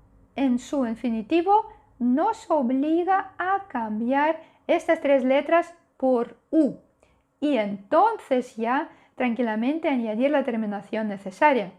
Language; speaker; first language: Spanish; non-native, fluent; Russian